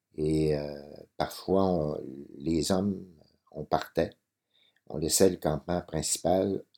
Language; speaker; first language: French; native; French